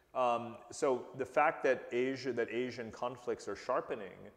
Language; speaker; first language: English; native; English